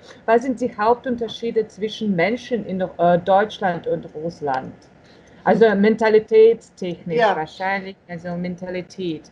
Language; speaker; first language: German; non-native, fluent; Russian